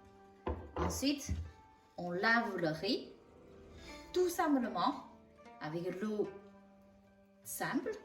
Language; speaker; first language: French; non-native, local second language; Chinese